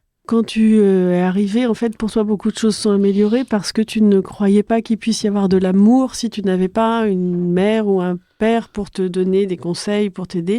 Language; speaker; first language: French; native; French